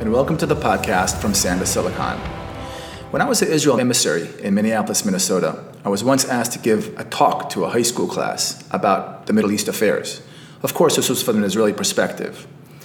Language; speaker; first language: English; native; English